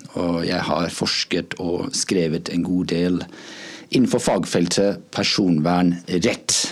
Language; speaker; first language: Norwegian; non-native, fluent; English